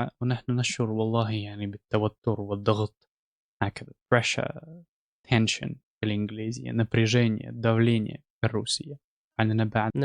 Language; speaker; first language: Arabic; non-native, fluent; Russian